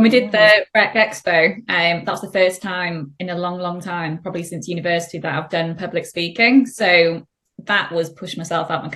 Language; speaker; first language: English; native; English